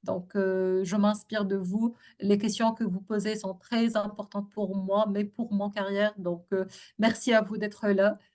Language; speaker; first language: French; non-native, local second language; Arabic